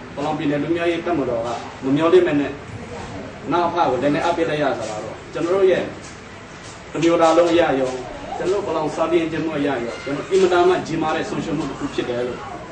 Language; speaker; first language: Burmese; non-native, local second language; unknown